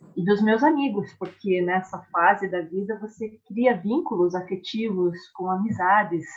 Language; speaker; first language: Portuguese; native; Portuguese